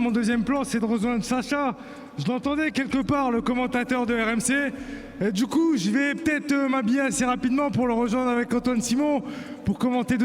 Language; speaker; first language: French; native; French